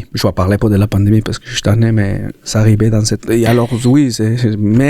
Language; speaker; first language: French; non-native, learner; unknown